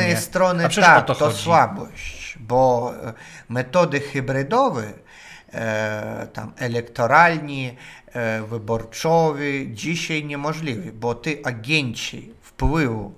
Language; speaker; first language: Polish; non-native, learner; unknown